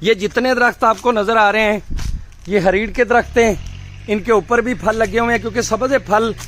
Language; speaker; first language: Urdu; non-native, local second language; Punjabi